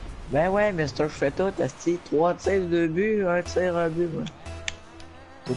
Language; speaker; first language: French; native; French